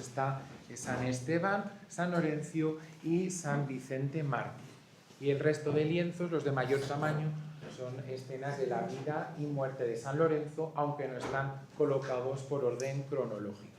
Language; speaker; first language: Spanish; native; Spanish